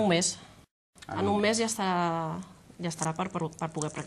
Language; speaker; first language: Catalan; native; Catalan